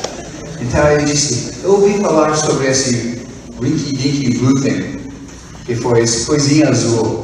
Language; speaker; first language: Portuguese; non-native, fluent; English